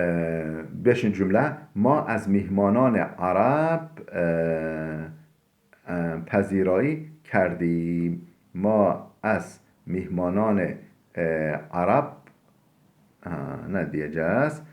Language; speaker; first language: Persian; non-native, fluent; Turkish